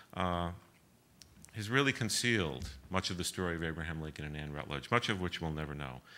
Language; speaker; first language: English; native; English